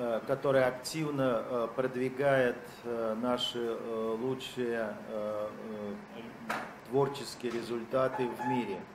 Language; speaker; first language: Russian; native; Russian